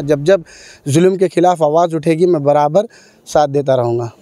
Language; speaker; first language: Hindi; non-native, local second language; Urdu